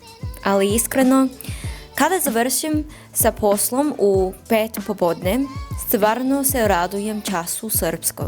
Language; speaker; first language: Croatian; non-native, learner; English